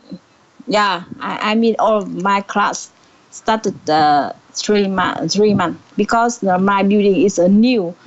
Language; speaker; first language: English; non-native, learner; Vietnamese